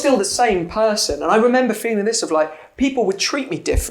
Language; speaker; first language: English; native; English